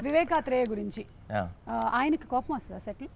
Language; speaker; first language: Telugu; native; Telugu